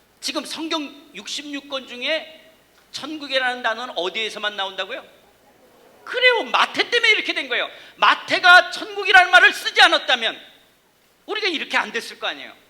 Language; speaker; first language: Korean; native; Korean